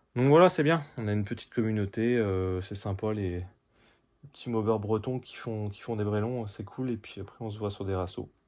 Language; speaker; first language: French; native; French